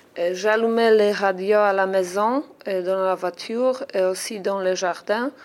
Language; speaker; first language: French; non-native, learner; Polish